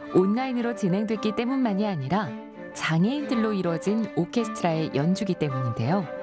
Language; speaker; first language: Korean; native; Korean